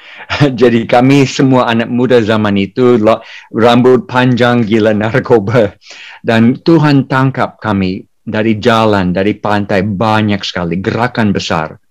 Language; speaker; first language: Indonesian; non-native, fluent; English